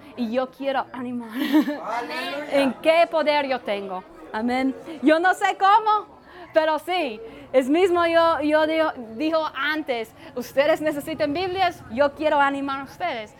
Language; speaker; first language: Spanish; non-native, learner; English